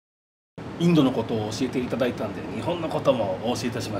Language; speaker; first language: Japanese; native; Japanese